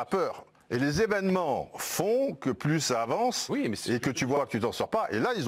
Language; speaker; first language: French; native; French